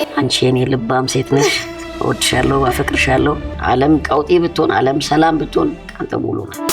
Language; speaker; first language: Amharic; native; Amharic